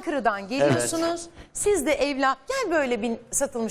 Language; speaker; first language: Turkish; native; Turkish